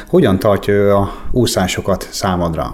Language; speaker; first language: Hungarian; native; Hungarian